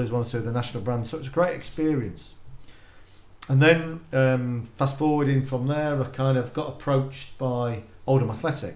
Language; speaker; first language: English; native; English